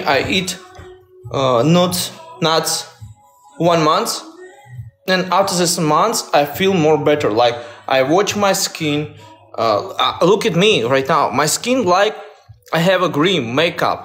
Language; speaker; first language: English; non-native, learner; Russian